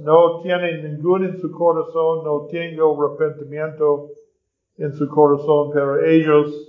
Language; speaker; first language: Spanish; non-native, learner; English